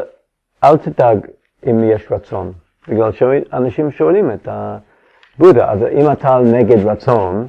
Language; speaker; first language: Hebrew; non-native, fluent; English